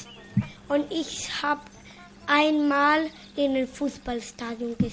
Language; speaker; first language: German; early bilingual, heritage; German